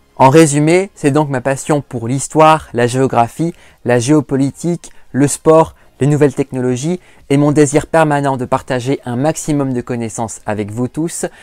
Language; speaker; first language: French; native; French